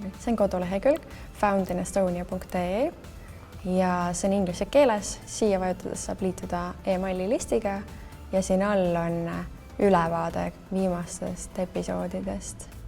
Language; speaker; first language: Estonian; native; Estonian